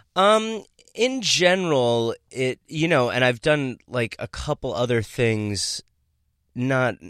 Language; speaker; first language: English; native; English